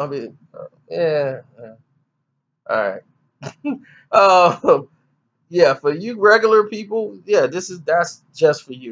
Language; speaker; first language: English; native; English